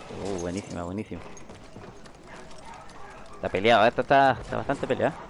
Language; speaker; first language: Spanish; native; Spanish